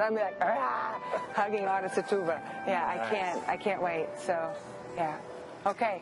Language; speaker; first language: English; native; English